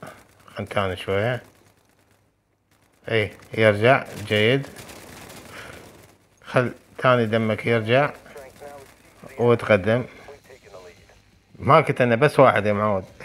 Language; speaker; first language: Arabic; native; Arabic